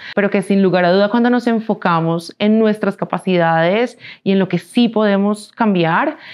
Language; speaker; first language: Spanish; native; Spanish